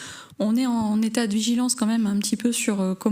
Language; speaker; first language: French; native; French